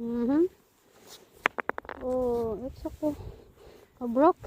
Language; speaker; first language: English; non-native, learner; Filipino